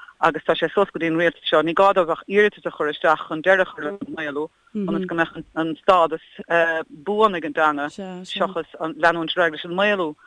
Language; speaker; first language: Irish; native; Irish